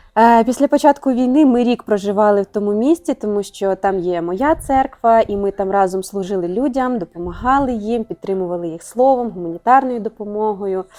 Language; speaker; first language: Ukrainian; native; Ukrainian